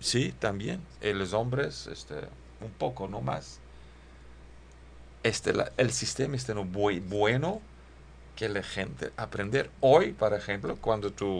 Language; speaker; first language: Spanish; non-native, learner; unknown